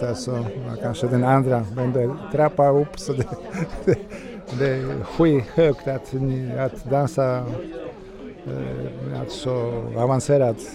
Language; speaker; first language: Swedish; non-native, fluent; Polish